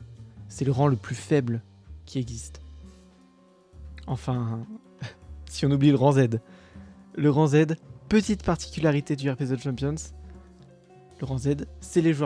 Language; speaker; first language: French; native; French